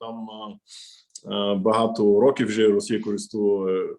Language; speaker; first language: Ukrainian; non-native, fluent; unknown